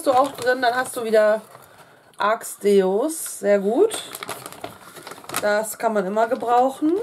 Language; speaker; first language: German; native; German